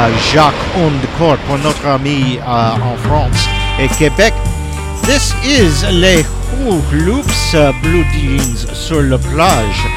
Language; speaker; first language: French; non-native, learner; English